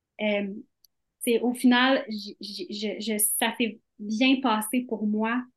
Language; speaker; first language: French; native; French